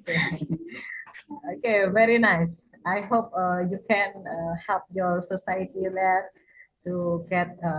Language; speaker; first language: English; non-native, fluent; Indonesian